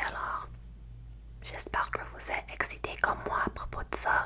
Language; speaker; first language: French; non-native, learner; English